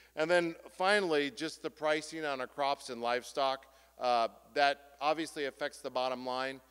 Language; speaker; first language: English; native; English